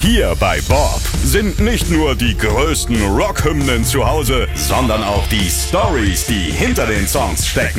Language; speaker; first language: German; native; German